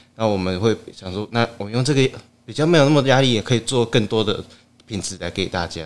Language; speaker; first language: Chinese; native; Chinese